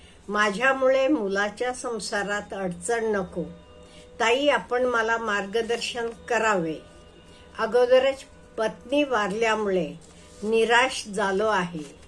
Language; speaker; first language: Marathi; non-native, fluent; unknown